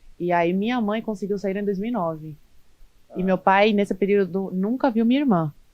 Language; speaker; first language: Portuguese; early bilingual, other home language; Spanish